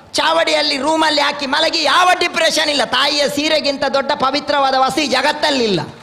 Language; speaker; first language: Kannada; non-native, local second language; Tulu